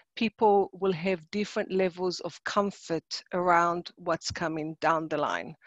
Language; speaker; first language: English; non-native, fluent; Hebrew